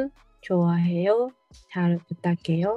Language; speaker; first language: Korean; non-native, learner; Japanese